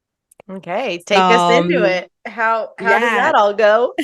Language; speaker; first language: English; native; English